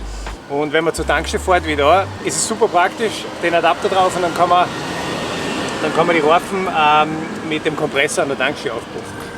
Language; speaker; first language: German; native; German